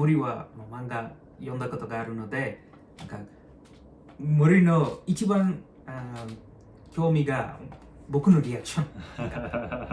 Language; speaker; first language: Japanese; non-native, learner; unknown